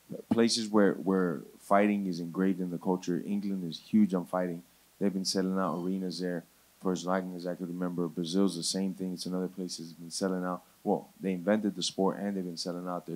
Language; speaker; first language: English; early bilingual, other home language; Spanish